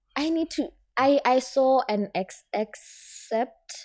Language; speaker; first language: English; non-native, local second language; Tswana